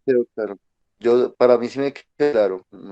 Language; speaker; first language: Spanish; native; Spanish